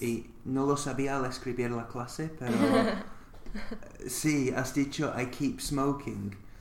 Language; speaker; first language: Spanish; non-native, fluent; English